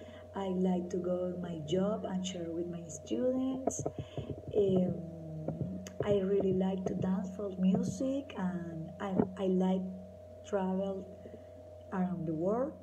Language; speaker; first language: English; non-native, learner; Spanish